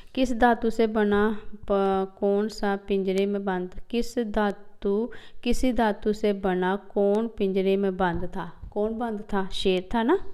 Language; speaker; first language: Hindi; non-native, local second language; Punjabi